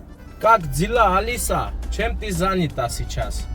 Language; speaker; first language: Russian; non-native, learner; Armenian